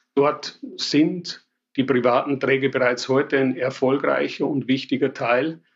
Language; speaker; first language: German; native; German